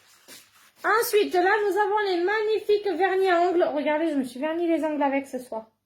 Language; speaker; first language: French; native; French